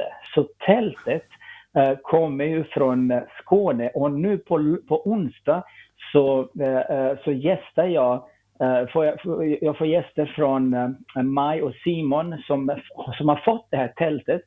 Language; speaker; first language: Swedish; non-native, fluent; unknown